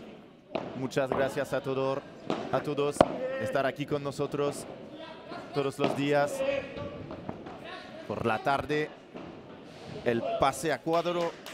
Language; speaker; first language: Spanish; non-native, learner; French